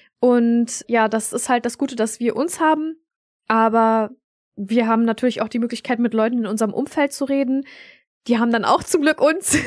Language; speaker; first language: German; early bilingual, other home language; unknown